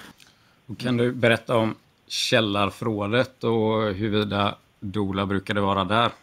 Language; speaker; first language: Swedish; native; Swedish